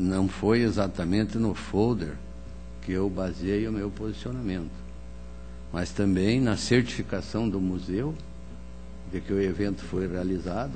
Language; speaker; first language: Portuguese; native; Portuguese